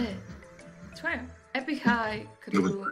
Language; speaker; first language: Korean; non-native, learner; Indonesian